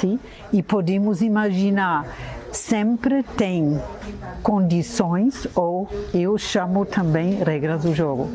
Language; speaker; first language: Portuguese; non-native, fluent; German